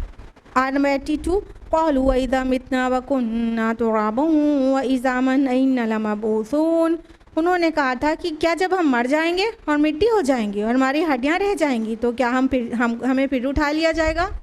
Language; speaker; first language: Urdu; native; Urdu